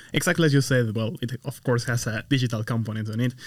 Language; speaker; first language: English; non-native, fluent; Spanish